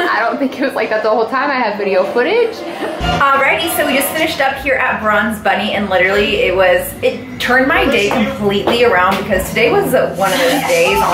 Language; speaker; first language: English; native; English